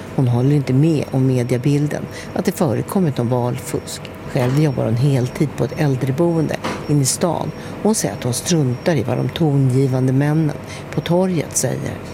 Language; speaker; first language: Swedish; native; Swedish